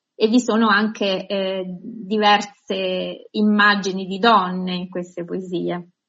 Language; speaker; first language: Italian; native; Italian